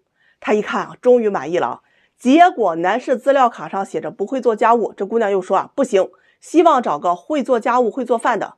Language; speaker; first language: Chinese; native; Chinese